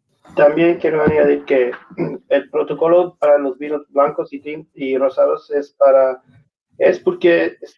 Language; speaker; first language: Spanish; non-native, learner; English